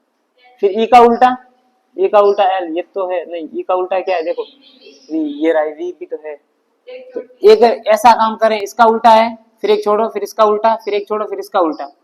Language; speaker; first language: Hindi; native; Hindi